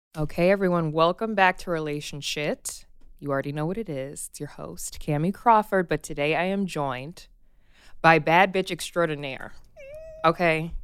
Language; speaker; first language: English; native; English